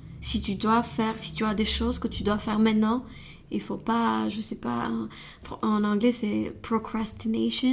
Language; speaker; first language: French; non-native, learner; Romanian